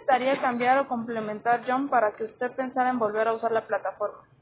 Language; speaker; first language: Spanish; native; Spanish